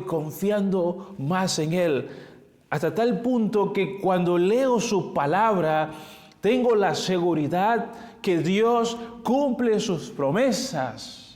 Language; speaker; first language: Spanish; native; Spanish